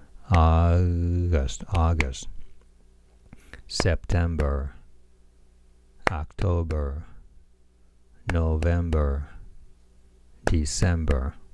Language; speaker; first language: English; non-native, fluent; Japanese